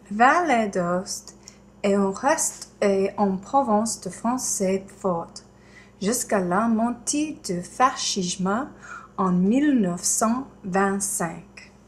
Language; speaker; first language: French; non-native, learner; English